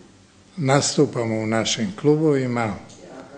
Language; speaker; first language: Serbian; native; Serbian